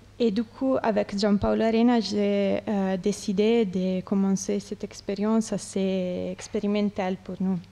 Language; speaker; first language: French; non-native, fluent; Italian